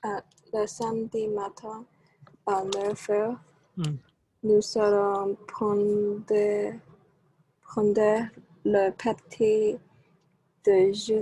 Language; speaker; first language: French; non-native, learner; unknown